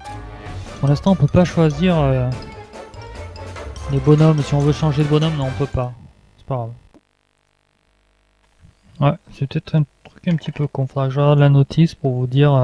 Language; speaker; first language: French; native; French